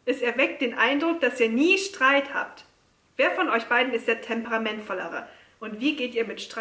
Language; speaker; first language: German; native; German